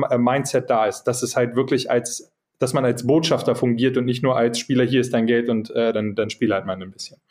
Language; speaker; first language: German; native; German